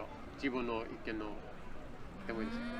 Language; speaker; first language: Japanese; non-native, learner; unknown